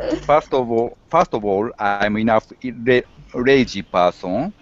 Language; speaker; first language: English; non-native, learner; Japanese